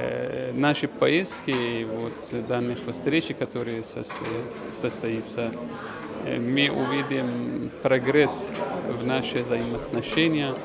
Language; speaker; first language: Russian; non-native, fluent; Persian